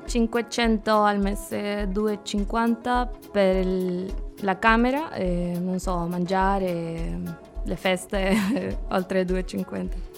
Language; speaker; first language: Italian; non-native, learner; Spanish